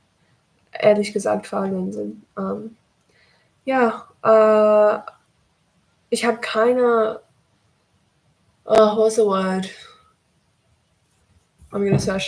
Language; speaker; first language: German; non-native, learner; English